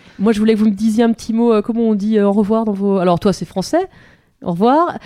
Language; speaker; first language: French; native; French